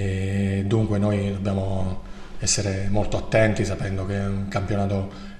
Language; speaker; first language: Italian; native; Italian